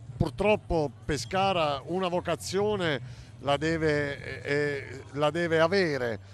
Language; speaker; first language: Italian; native; Italian